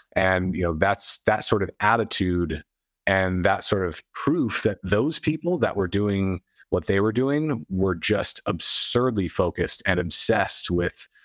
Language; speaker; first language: English; native; English